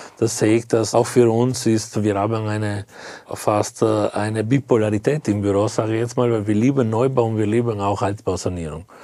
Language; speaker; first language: German; non-native, fluent; Italian